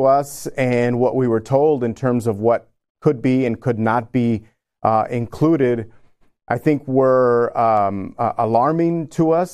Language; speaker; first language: English; native; English